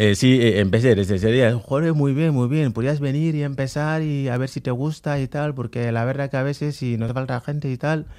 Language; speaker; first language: Spanish; non-native, fluent; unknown